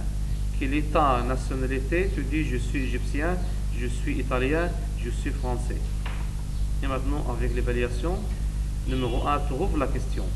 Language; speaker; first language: French; non-native, learner; Arabic